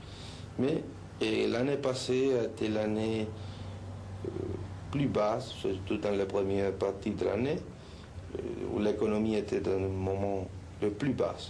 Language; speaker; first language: French; non-native, fluent; Spanish